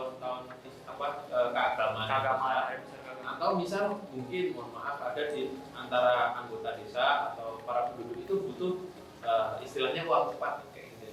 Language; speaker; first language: Indonesian; native; Indonesian